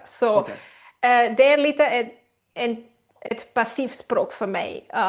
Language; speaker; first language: Swedish; non-native, learner; Spanish